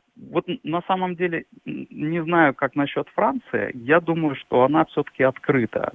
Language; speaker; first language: Russian; native; Russian